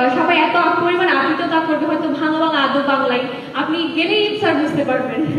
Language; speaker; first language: Bangla; non-native, local second language; Chakma